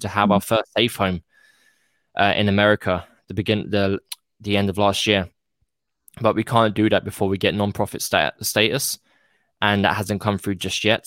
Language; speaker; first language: English; native; English